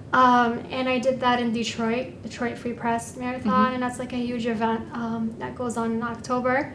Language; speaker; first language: English; native; English